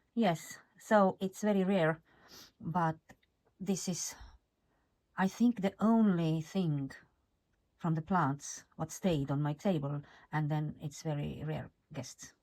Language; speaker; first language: English; non-native, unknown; Estonian